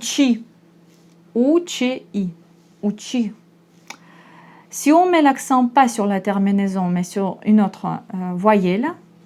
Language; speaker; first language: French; non-native, fluent; Russian